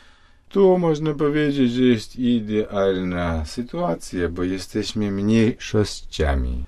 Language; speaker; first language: Polish; non-native, fluent; Russian